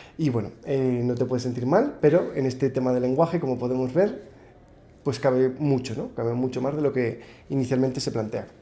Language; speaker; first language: Spanish; native; Spanish